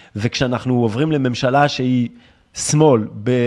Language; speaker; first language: Hebrew; non-native, fluent; French